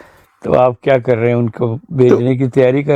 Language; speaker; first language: Urdu; native; Urdu